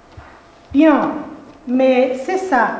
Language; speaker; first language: French; non-native, fluent; Spanish